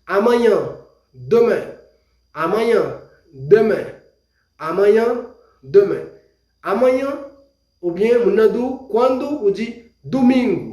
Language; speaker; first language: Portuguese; non-native, fluent; Haitian Creole